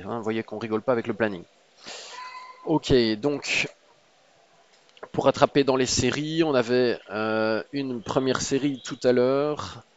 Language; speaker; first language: French; native; French